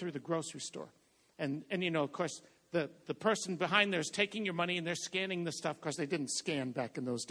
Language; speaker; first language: English; native; English